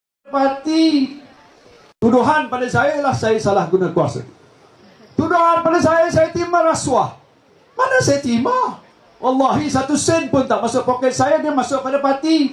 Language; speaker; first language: Malay; native; Malay